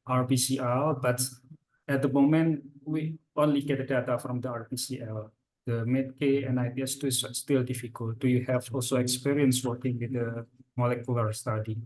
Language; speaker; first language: English; non-native, fluent; Indonesian